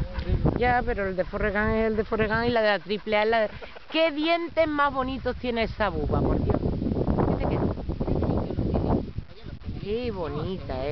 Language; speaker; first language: Spanish; native; Spanish